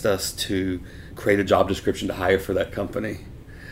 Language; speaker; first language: English; native; English